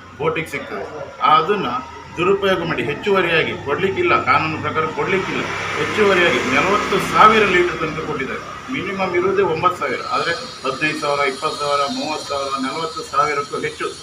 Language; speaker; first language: Kannada; native; Kannada